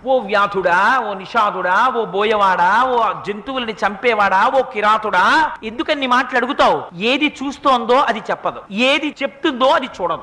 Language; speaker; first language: Telugu; native; Telugu